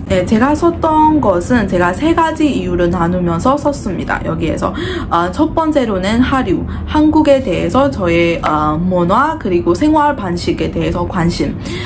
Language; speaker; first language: Korean; non-native, fluent; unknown